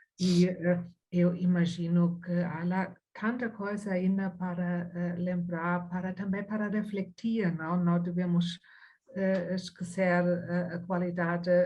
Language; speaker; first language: Portuguese; non-native, fluent; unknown